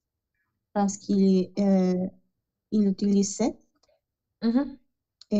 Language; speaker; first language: French; non-native, learner; Spanish